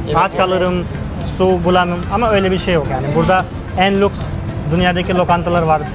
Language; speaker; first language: Turkish; non-native, fluent; Hindi